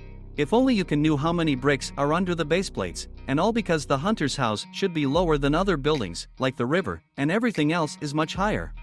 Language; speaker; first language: English; non-native, fluent; Russian